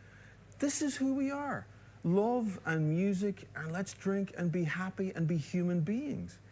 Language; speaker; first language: English; native; English